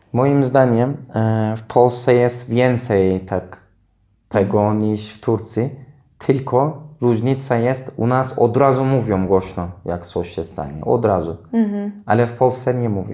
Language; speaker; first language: Polish; non-native, fluent; Turkish